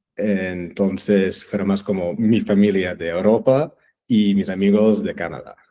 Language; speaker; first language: Spanish; early bilingual, heritage; English